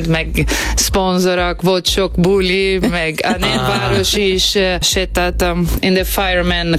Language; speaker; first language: Hungarian; non-native, learner; Portuguese